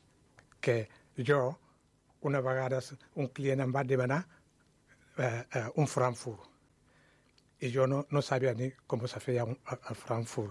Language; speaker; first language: Catalan; non-native, learner; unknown